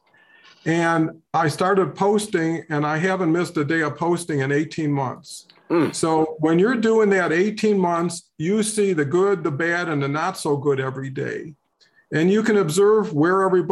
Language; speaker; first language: English; native; English